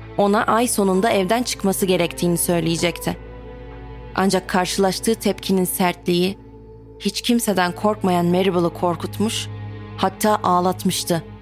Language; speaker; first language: Turkish; native; Turkish